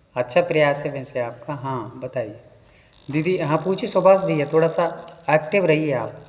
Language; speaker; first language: Hindi; native; Hindi